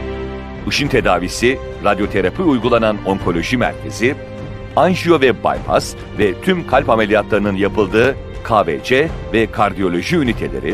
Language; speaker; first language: Turkish; native; Turkish